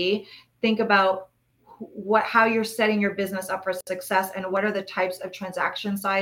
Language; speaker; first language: English; native; English